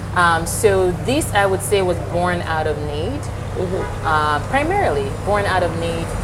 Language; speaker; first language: English; non-native, local second language; Yoruba